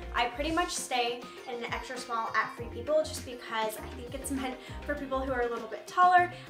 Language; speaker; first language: English; native; English